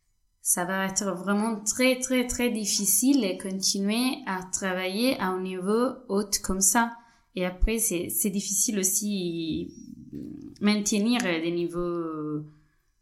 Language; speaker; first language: French; non-native, fluent; Spanish